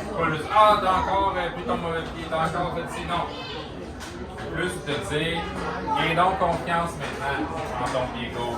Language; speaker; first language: French; native; French